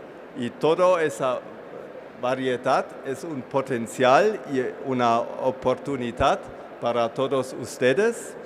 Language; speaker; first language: Spanish; non-native, fluent; German